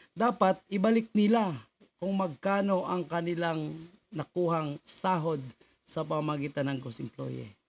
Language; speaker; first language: Filipino; native; Filipino